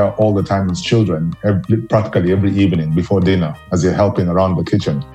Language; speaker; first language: English; non-native, local second language; Luo (Kenya and Tanzania)